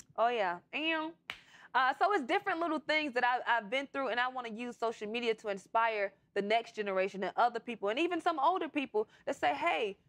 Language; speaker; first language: English; native; English